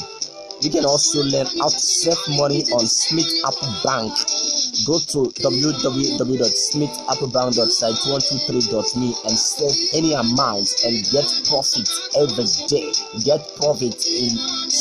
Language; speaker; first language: English; non-native, local second language; Ibibio